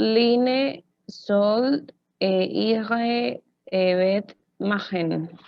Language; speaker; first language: German; non-native, learner; Spanish